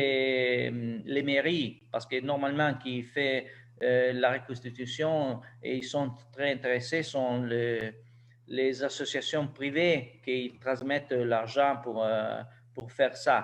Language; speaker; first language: French; non-native, learner; Italian